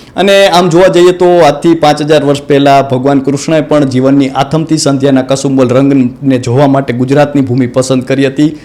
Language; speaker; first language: Gujarati; native; Gujarati